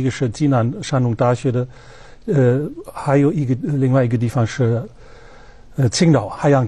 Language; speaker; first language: Chinese; non-native, fluent; German